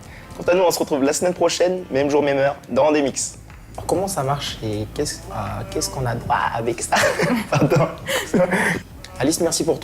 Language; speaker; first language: French; native; French